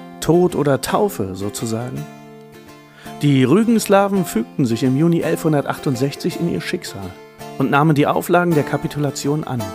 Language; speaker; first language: German; native; German